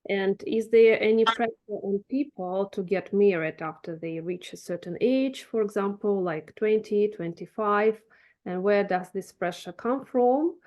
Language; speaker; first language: English; non-native, fluent; Russian